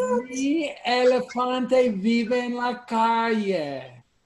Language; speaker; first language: Spanish; non-native, fluent; English